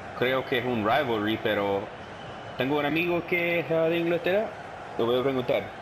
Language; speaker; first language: Spanish; early bilingual, heritage; Spanish